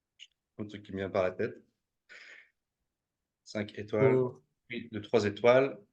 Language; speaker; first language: French; native; French